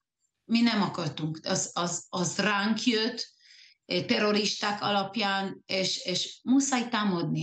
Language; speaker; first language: Hungarian; early bilingual, heritage; Hungarian